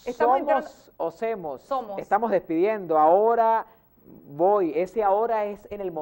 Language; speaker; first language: Spanish; native; Spanish